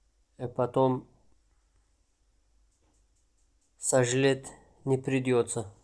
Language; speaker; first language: Russian; non-native, local second language; Tajik